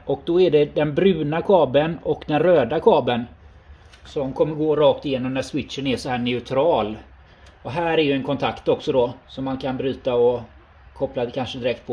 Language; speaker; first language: Swedish; native; Swedish